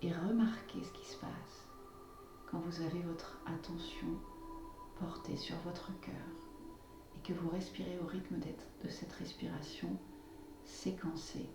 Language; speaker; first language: French; native; French